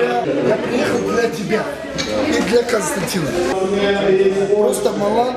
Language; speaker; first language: Russian; non-native, learner; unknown